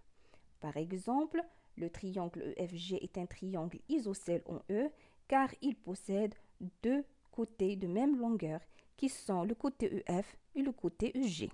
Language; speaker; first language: French; non-native, local second language; Arabic